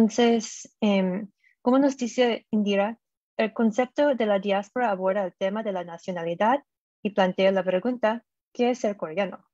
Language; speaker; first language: Spanish; non-native, fluent; English